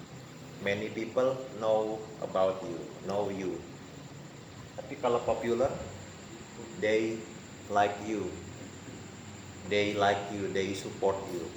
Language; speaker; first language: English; non-native, fluent; Indonesian